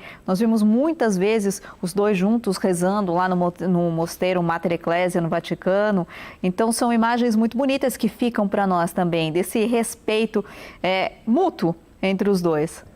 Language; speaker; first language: Portuguese; native; Portuguese